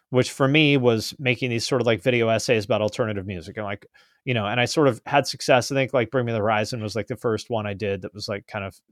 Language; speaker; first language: English; native; English